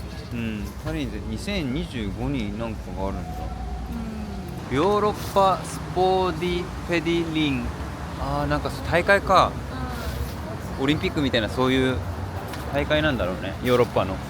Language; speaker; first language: Japanese; native; Japanese